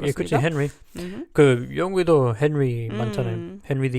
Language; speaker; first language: Korean; non-native, learner; French